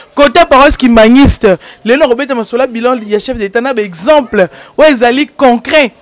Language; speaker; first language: French; non-native, local second language; Lingala